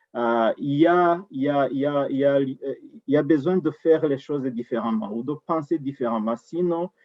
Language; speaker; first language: French; non-native, local second language; Rundi